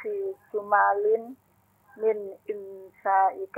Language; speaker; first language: Arabic; non-native, learner; Indonesian